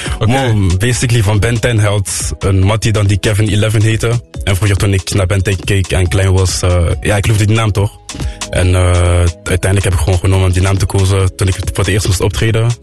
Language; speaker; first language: Dutch; non-native, local second language; French